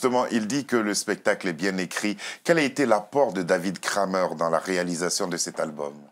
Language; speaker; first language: French; native; French